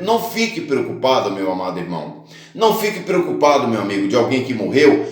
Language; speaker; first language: Portuguese; native; Portuguese